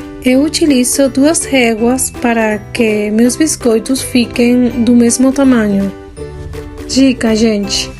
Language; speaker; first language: Portuguese; non-native, fluent; Spanish